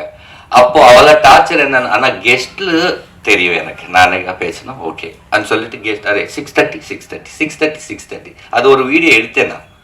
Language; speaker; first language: Tamil; non-native, learner; Telugu